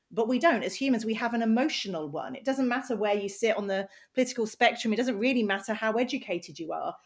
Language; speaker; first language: English; native; English